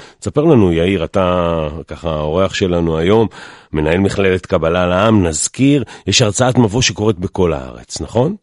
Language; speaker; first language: Hebrew; native; Hebrew